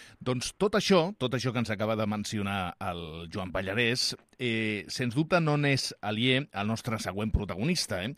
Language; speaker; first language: Catalan; native; Catalan